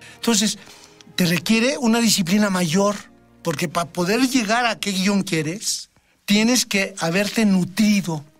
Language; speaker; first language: Spanish; native; Spanish